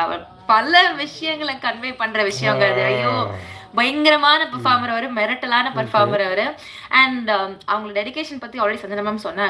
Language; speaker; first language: Tamil; native; Tamil